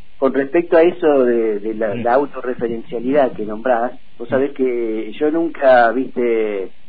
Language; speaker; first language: Spanish; native; Spanish